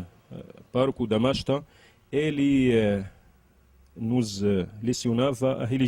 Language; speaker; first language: Portuguese; non-native, learner; Arabic